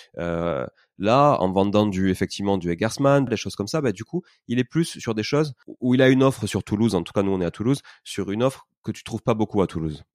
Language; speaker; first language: French; native; French